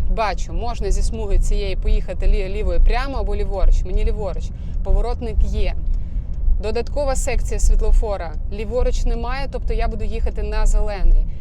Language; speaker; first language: Ukrainian; non-native, local second language; Russian